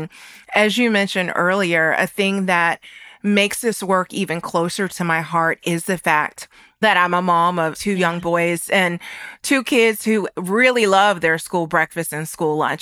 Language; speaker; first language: English; native; English